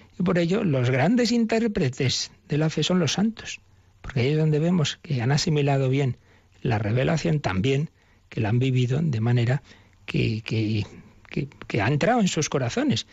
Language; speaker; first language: Spanish; native; Spanish